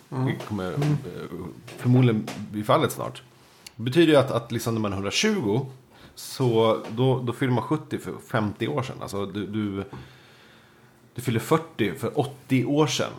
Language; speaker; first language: Swedish; native; Swedish